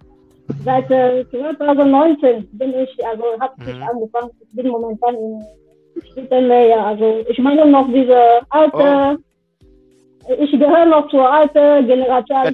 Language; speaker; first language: German; non-native, fluent; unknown